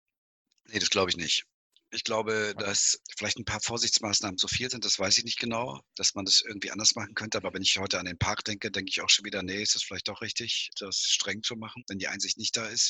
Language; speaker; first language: German; native; German